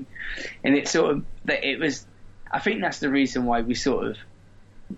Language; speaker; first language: English; native; English